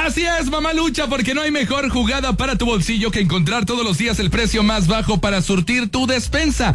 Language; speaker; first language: Spanish; native; Spanish